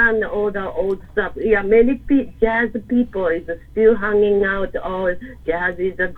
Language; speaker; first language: English; non-native, learner; Japanese